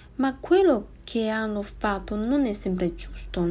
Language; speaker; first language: Italian; non-native, fluent; Chinese